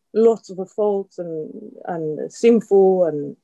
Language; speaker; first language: English; non-native, fluent; Japanese